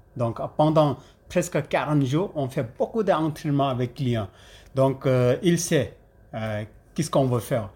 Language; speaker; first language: French; non-native, learner; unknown